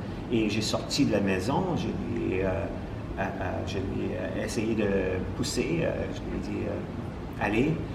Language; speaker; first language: French; non-native, local second language; English